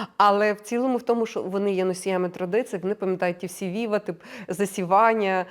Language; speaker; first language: Ukrainian; native; Ukrainian